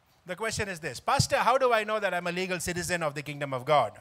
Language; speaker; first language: English; non-native, local second language; Tamil